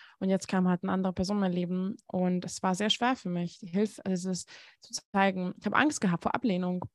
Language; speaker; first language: German; non-native, fluent; Hungarian